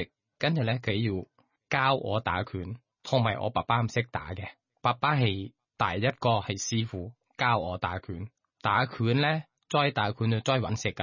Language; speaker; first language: Cantonese; non-native, learner; Thai